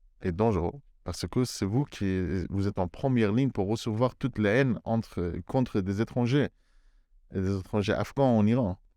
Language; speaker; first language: French; non-native, fluent; Persian